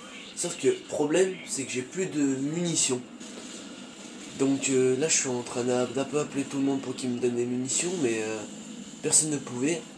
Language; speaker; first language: French; native; French